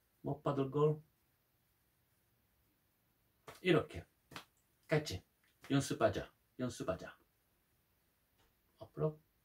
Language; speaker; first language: Korean; non-native, learner; Italian